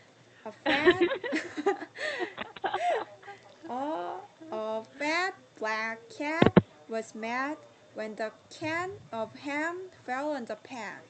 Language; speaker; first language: English; non-native, learner; Korean